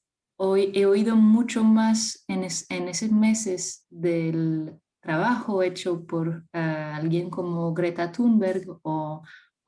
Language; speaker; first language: Spanish; non-native, fluent; French